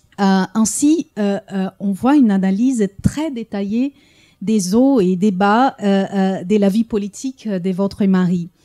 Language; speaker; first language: French; early bilingual, heritage; French